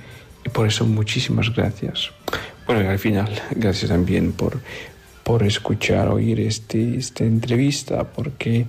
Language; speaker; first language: Spanish; non-native, fluent; Polish